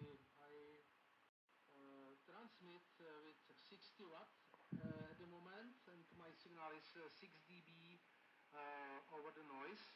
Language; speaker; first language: English; non-native, learner; Czech